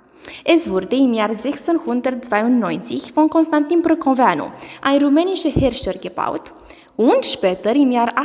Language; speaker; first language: German; non-native, learner; Romanian